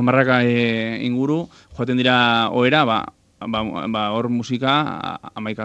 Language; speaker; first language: Basque; non-native, local second language; Spanish